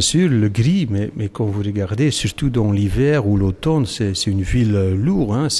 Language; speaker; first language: French; non-native, local second language; Dutch